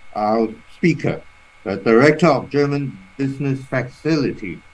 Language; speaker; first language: English; non-native, local second language; Cantonese